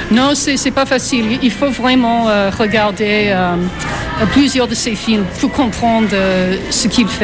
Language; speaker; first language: French; non-native, fluent; English